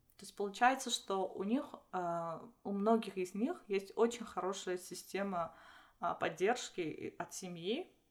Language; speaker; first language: Russian; non-native, local second language; Armenian